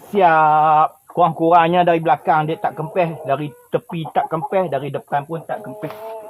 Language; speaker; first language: Malay; native; Malay